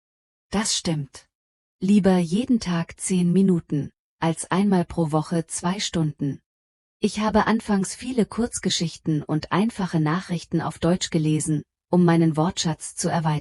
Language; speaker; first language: German; non-native, fluent; Polish